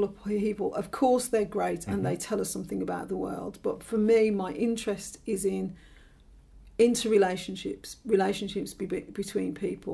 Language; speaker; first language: English; native; English